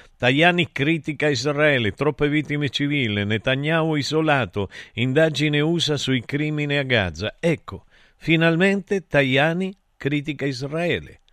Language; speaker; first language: Italian; native; Italian